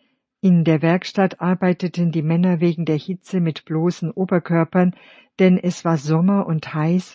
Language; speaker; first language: German; native; German